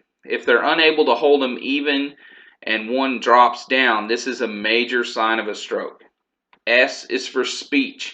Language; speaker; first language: English; native; English